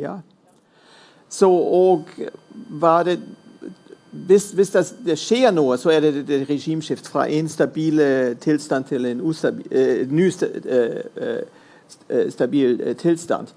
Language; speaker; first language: Norwegian; non-native, fluent; German